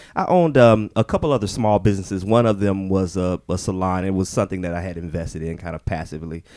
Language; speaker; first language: English; native; English